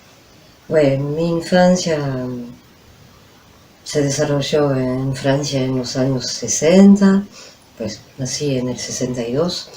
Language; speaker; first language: Spanish; non-native, fluent; French